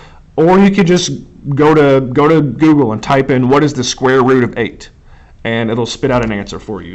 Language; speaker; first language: English; native; English